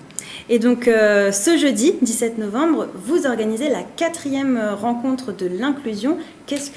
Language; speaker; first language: French; native; French